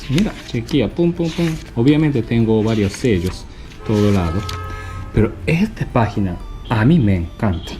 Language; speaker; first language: Spanish; non-native, learner; Japanese